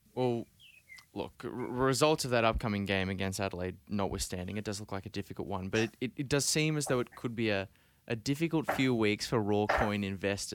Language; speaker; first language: English; native; English